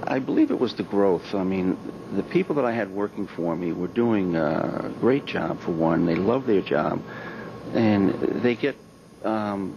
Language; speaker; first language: English; native; English